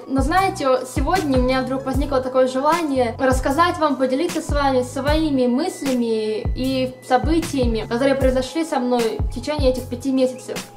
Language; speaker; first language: Russian; native; Russian